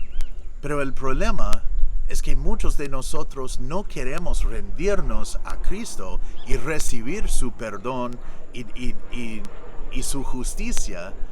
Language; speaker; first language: Spanish; non-native, fluent; English